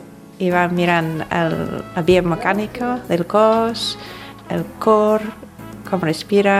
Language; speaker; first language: Catalan; non-native, fluent; English